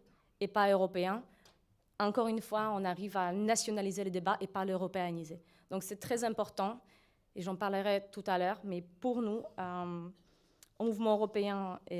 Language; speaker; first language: French; non-native, fluent; Polish